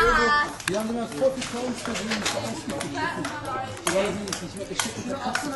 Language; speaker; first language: German; early bilingual, other home language; Turkish